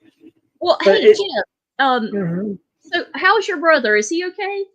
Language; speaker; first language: English; native; English